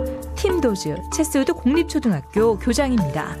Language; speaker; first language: Korean; native; Korean